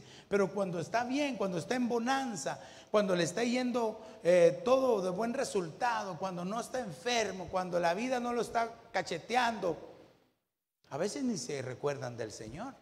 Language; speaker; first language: Spanish; native; Spanish